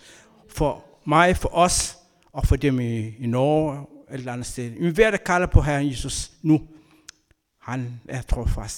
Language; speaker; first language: Danish; non-native, learner; Kabuverdianu